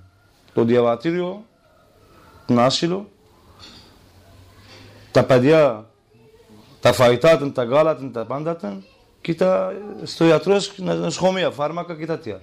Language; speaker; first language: Greek; non-native, learner; Kurdish